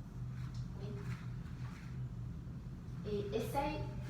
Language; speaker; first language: French; non-native, fluent; English